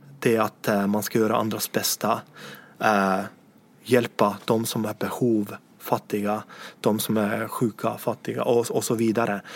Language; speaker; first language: Swedish; non-native, fluent; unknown